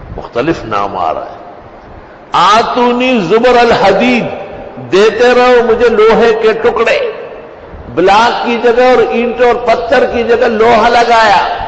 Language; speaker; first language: Urdu; non-native, local second language; Pashto